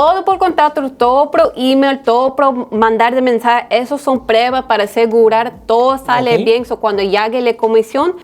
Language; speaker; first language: Spanish; early bilingual, heritage; Spanish